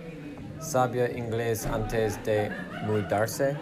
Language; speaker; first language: Spanish; non-native, learner; English